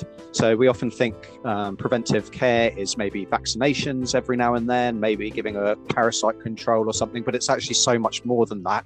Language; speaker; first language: English; native; English